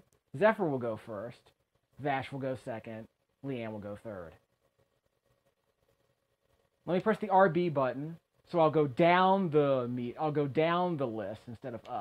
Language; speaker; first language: English; native; English